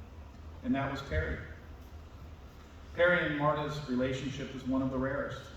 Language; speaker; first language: English; native; English